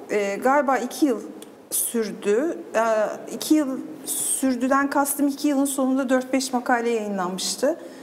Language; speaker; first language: Turkish; native; Turkish